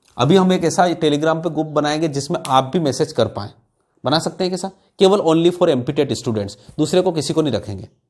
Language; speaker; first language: Hindi; native; Hindi